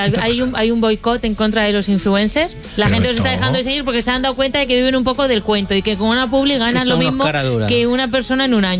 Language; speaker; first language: Spanish; native; Spanish